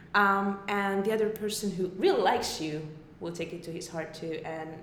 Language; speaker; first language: English; non-native, fluent; Hungarian